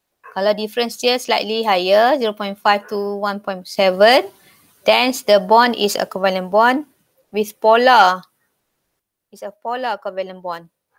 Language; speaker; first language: English; non-native, local second language; Malay